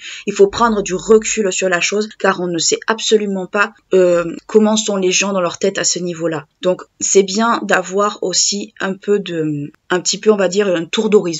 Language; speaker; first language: French; native; French